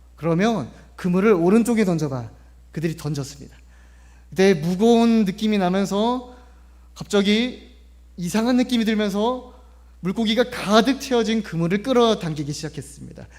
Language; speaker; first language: Korean; native; Korean